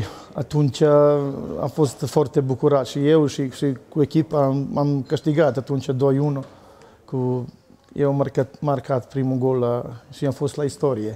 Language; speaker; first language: Romanian; non-native, learner; Serbian